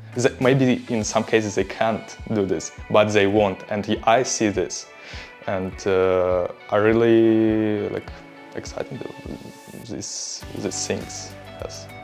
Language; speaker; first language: English; non-native, learner; Russian